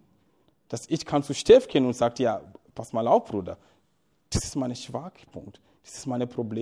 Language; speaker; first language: German; non-native, fluent; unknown